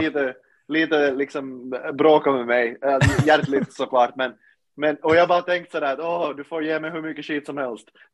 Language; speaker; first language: Swedish; native; Swedish